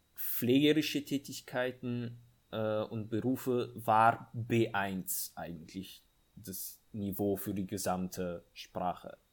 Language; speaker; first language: German; non-native, fluent; Italian